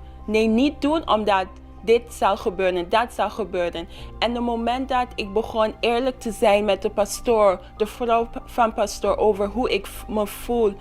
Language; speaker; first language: Dutch; non-native, local second language; Papiamento